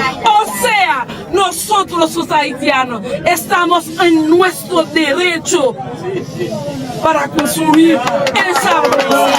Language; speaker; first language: Spanish; non-native, fluent; Haitian Creole